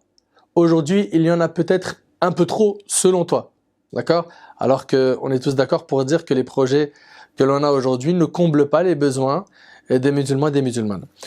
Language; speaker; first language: French; native; French